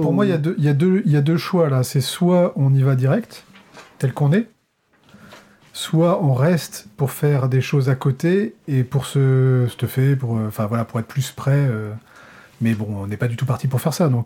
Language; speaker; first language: French; native; French